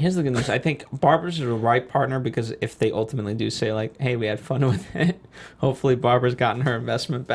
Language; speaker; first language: English; native; English